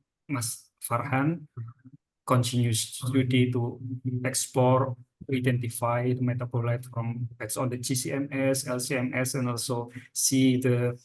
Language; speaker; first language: English; non-native, fluent; Indonesian